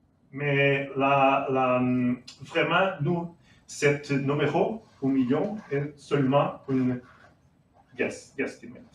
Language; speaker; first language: French; non-native, learner; Portuguese